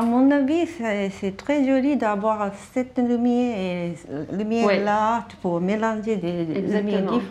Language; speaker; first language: French; non-native, learner; Japanese